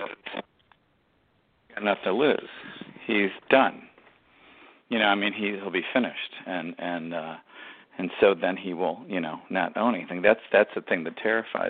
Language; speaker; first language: English; native; English